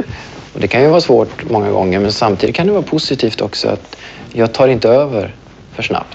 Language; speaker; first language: Swedish; native; Swedish